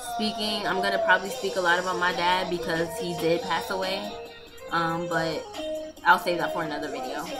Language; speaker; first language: English; native; English